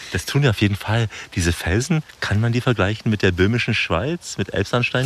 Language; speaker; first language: German; native; German